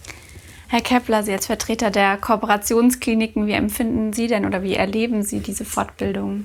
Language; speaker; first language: German; native; German